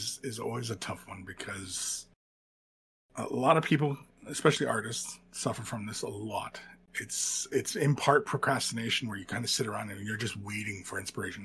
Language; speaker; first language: English; native; English